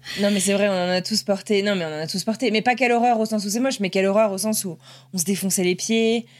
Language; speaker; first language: French; native; French